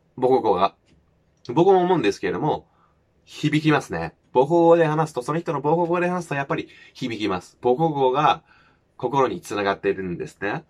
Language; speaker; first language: Japanese; non-native, fluent; English